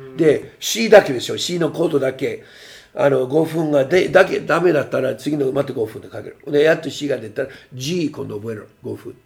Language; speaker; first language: Japanese; non-native, fluent; English